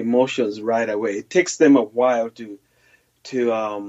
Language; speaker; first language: English; non-native, local second language; Ganda